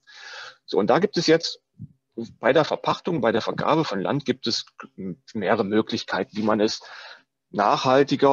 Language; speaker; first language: German; native; German